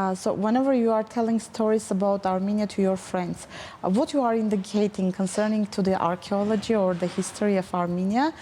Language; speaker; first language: English; non-native, fluent; Armenian